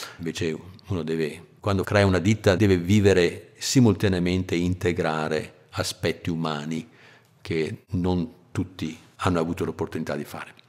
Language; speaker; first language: Italian; native; Italian